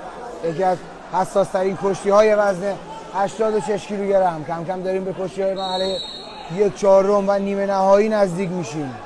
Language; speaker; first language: Persian; native; Persian